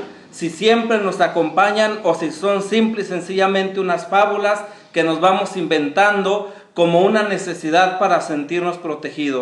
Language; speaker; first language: Spanish; native; Spanish